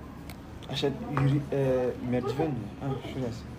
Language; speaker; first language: Turkish; non-native, learner; French